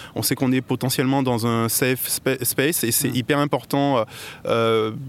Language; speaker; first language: French; native; French